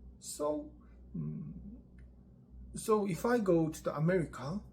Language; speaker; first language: English; non-native, learner; Korean